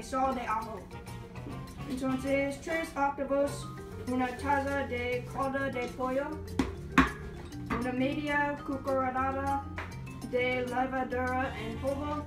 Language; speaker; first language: Spanish; non-native, learner; English